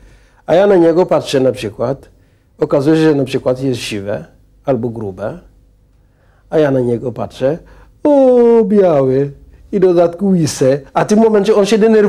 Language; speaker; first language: Polish; non-native, fluent; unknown